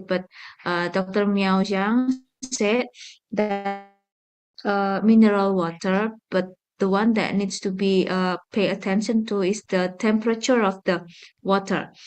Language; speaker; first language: English; non-native, fluent; Indonesian